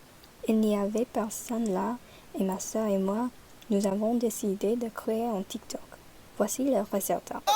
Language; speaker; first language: French; non-native, learner; English